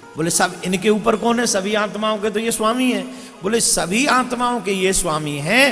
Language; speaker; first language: Hindi; native; Hindi